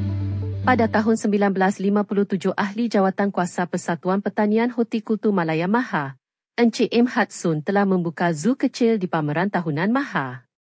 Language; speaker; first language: Malay; native; Malay